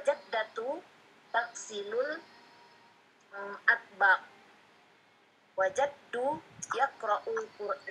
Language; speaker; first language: Arabic; non-native, learner; Indonesian